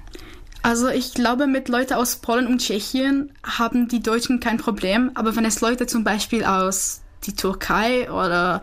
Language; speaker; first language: German; non-native, fluent; Czech